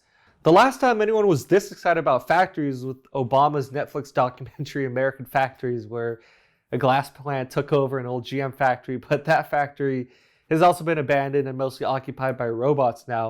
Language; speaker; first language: English; native; English